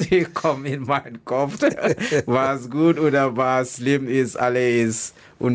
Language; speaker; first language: German; non-native, learner; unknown